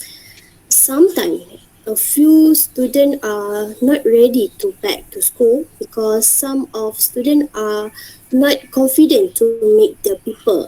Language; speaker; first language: English; non-native, learner; Malay